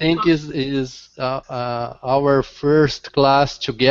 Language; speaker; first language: English; non-native, learner; Portuguese